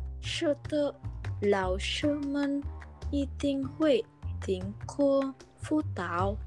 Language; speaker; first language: Chinese; non-native, learner; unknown